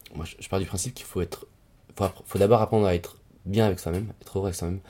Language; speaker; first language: French; native; French